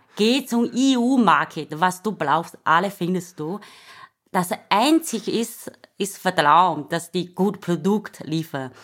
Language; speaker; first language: German; non-native, learner; Chinese